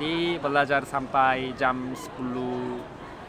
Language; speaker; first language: Indonesian; non-native, learner; Korean